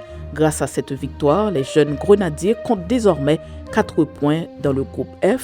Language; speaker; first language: French; non-native, local second language; Haitian Creole